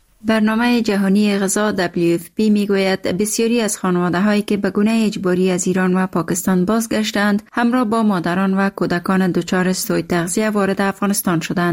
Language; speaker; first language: Persian; native; Persian